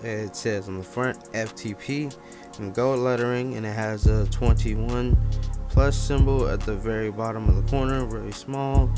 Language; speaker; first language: English; native; English